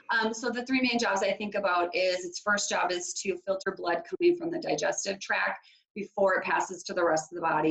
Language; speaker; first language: English; native; English